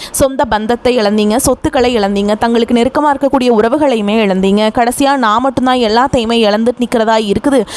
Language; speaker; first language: Tamil; native; Tamil